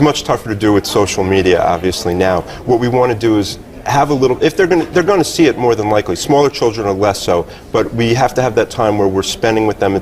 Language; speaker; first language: English; native; English